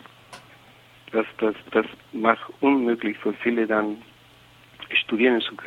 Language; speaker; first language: German; non-native, fluent; Spanish